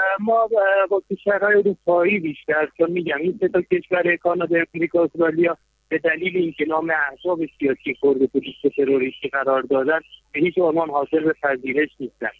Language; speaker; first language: Persian; non-native, local second language; Kurdish